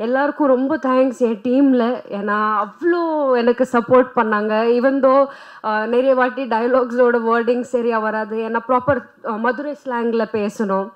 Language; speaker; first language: Tamil; non-native, fluent; Punjabi